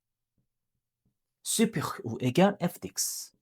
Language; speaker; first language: French; non-native, learner; Korean